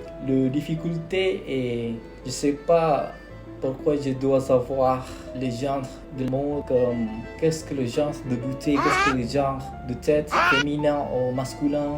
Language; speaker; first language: French; non-native, learner; Indonesian